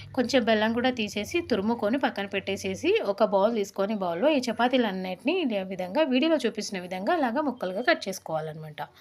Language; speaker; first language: Telugu; non-native, local second language; Lambadi